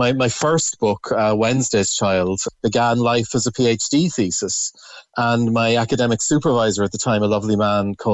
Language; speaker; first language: English; native; English